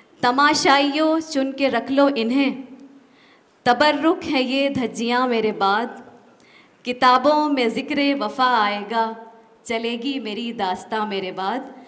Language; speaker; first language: Urdu; native; Urdu